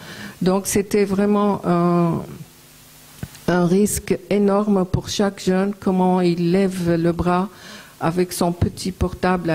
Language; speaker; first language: French; non-native, fluent; Arabic